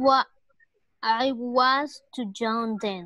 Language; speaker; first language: English; non-native, learner; Spanish